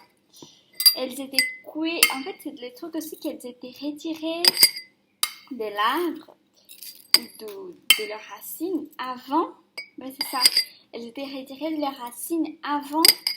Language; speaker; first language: French; non-native, fluent; Portuguese